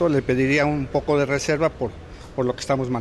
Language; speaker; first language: Spanish; native; Spanish